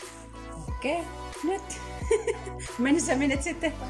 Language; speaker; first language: Finnish; non-native, learner; Filipino